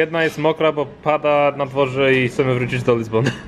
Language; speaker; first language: Polish; non-native, learner; English